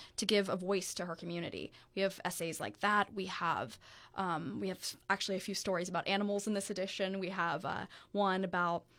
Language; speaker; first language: English; native; English